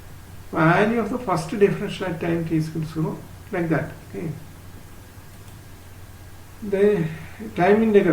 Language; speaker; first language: English; non-native, local second language; Malayalam